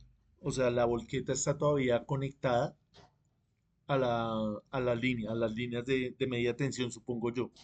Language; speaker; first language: Spanish; native; Spanish